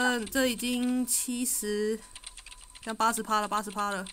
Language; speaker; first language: Chinese; native; Chinese